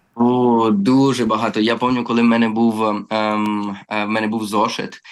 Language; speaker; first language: Ukrainian; early bilingual, heritage; Ukrainian